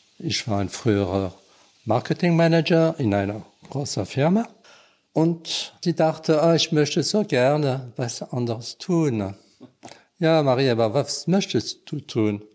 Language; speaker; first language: German; non-native, local second language; French